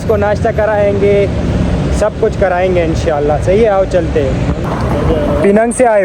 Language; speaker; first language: Hindi; non-native, local second language; Pashto